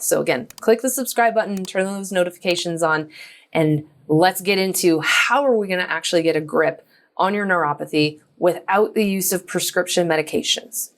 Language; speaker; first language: English; native; English